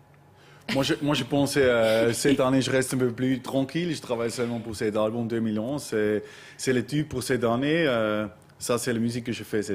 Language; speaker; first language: French; non-native, local second language; German